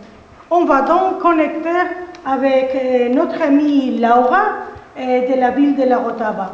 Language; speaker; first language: French; non-native, fluent; Spanish